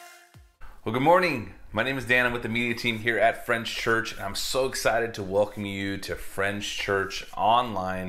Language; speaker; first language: English; native; English